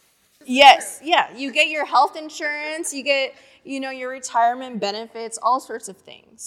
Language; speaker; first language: English; native; English